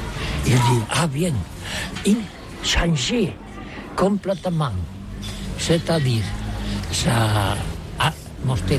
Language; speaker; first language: French; non-native, learner; Catalan